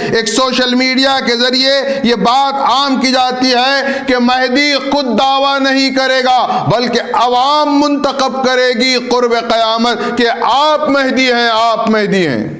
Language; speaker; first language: Urdu; native; Urdu